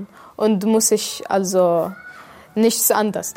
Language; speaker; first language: German; non-native, learner; Arabic